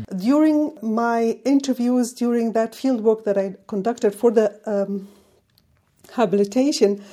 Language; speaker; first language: English; non-native, fluent; Arabic